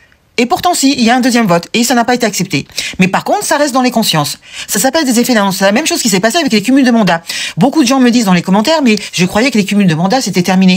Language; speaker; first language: French; native; French